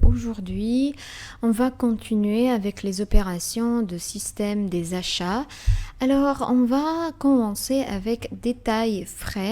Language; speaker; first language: French; non-native, fluent; Arabic